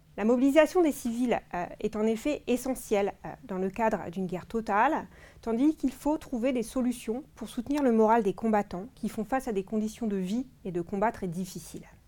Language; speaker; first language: French; native; French